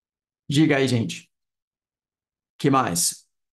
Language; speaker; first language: Portuguese; non-native, fluent; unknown